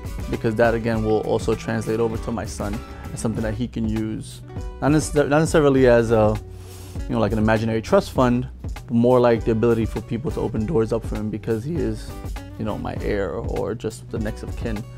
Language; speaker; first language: English; early bilingual, other home language; Spanish